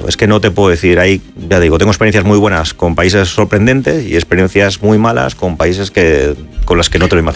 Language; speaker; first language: Spanish; native; Spanish